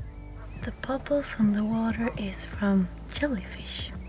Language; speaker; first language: English; non-native, fluent; Swedish